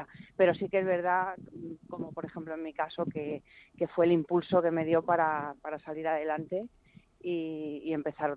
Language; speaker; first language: Spanish; native; Spanish